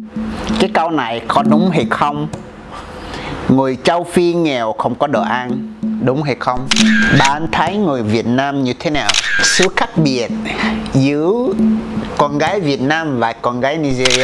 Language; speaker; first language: Vietnamese; non-native, fluent; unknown